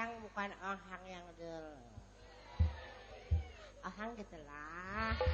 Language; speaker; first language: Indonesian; non-native, local second language; Sundanese